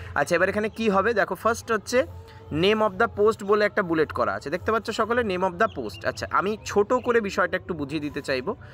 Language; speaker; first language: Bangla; native; Bangla